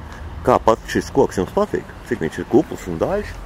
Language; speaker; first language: Latvian; native; Latvian